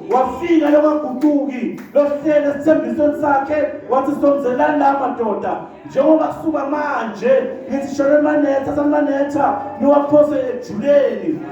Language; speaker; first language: Zulu; non-native, local second language; Swati